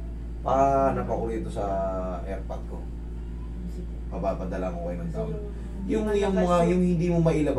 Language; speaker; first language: Filipino; native; Filipino